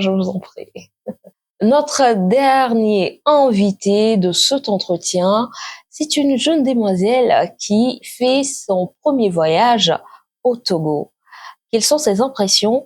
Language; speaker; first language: French; native; French